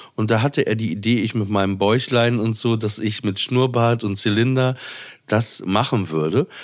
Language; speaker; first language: German; native; German